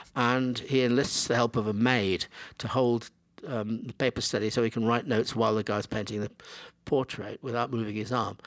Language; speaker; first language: English; native; English